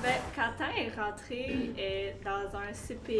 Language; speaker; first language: French; native; French